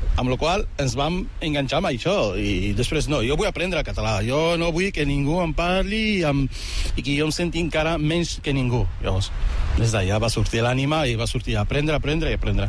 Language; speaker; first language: Catalan; early bilingual, other home language; Arabic